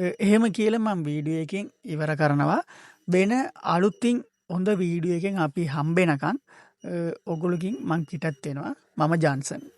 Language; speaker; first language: Sinhala; non-native, local second language; Tamil